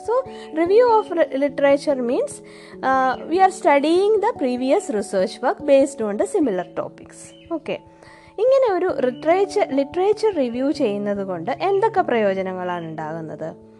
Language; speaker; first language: English; non-native, local second language; Malayalam